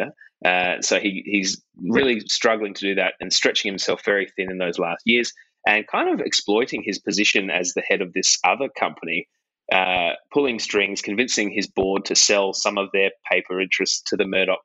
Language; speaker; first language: English; native; English